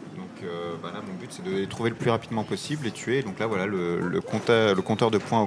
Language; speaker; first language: French; native; French